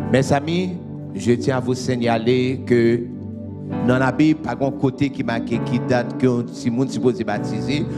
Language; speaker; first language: French; non-native, local second language; Haitian Creole